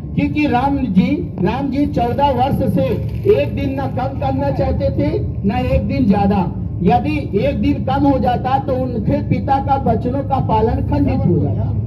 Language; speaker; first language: Hindi; native; Hindi